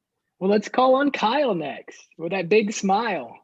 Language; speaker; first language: English; native; English